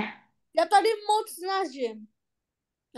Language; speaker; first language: Czech; non-native, learner; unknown